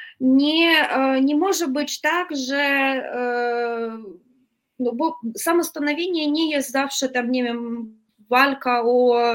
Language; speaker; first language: Polish; non-native, fluent; Russian